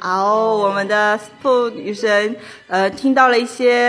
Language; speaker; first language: Chinese; native; Chinese